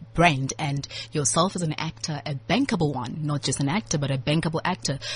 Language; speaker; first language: English; non-native, local second language; Southern Sotho